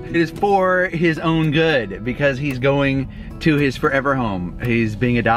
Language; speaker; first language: English; native; English